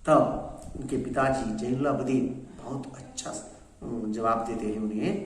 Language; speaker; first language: Hindi; non-native, local second language; Kannada